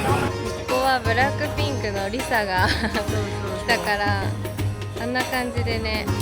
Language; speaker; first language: Japanese; native; Japanese